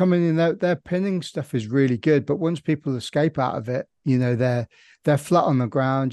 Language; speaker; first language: English; native; English